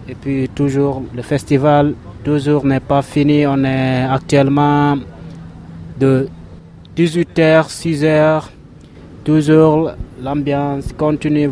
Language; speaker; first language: French; non-native, local second language; Fula